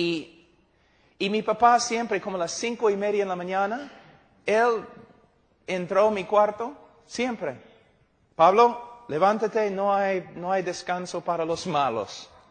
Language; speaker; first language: Spanish; non-native, fluent; English